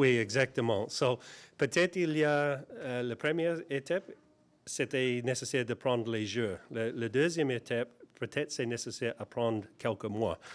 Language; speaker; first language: French; non-native, learner; English